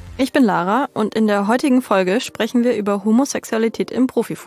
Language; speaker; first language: German; native; German